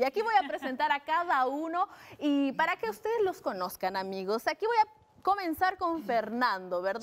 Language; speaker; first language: Spanish; native; Spanish